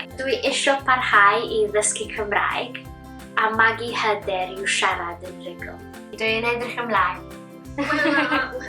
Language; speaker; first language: Welsh; non-native, learner; Romanian